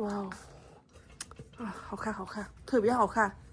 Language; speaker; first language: Chinese; non-native, learner; Vietnamese